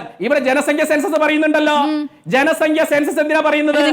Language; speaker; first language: Malayalam; native; Malayalam